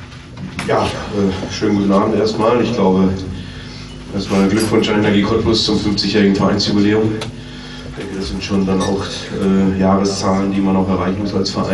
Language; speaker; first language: German; native; German